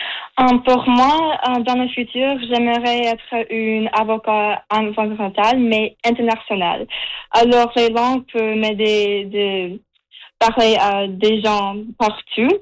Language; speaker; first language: French; non-native, fluent; Russian